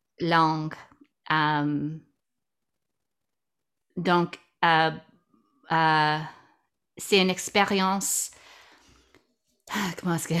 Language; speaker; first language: French; non-native, learner; English